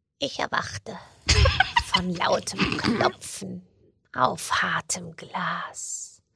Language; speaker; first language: German; native; German